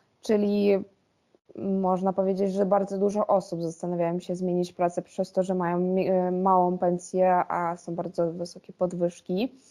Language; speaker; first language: Polish; non-native, fluent; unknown